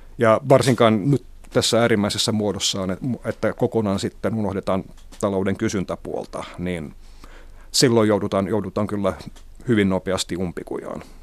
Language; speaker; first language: Finnish; non-native, local second language; Swedish